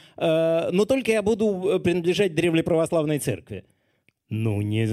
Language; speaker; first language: Russian; native; Russian